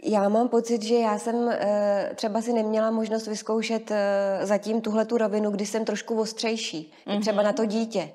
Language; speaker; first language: Czech; native; Czech